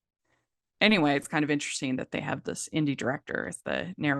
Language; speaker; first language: English; native; English